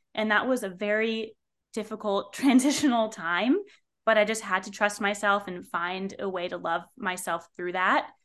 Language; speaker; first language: English; native; English